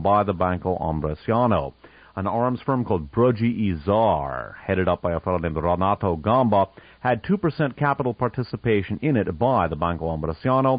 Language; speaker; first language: English; native; English